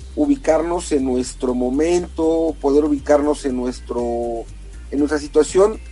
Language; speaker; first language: Spanish; native; Spanish